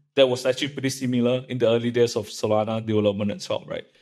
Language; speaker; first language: English; non-native, local second language; Chinese